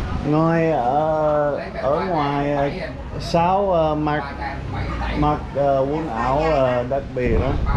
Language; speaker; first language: Vietnamese; non-native, learner; English